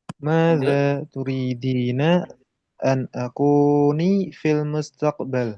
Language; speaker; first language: Arabic; non-native, learner; Indonesian